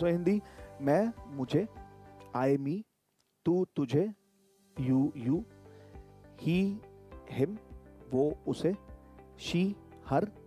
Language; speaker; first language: English; non-native, local second language; Hindi